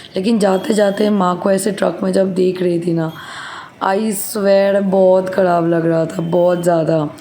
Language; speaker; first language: Hindi; non-native, local second language; Bangla